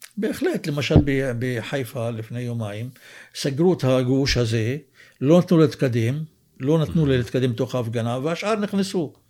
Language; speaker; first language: Hebrew; non-native, local second language; Arabic